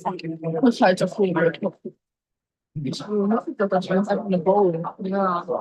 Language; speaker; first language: German; non-native, fluent; Japanese